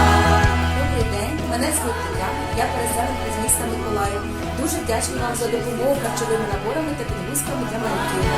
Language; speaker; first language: Ukrainian; native; Ukrainian